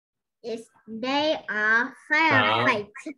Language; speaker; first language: English; non-native, learner; Vietnamese